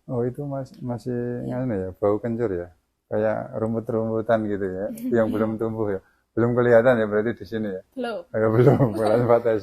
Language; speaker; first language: Indonesian; native; Indonesian